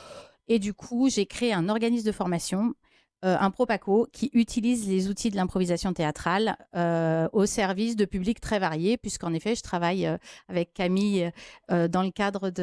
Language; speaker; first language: French; native; French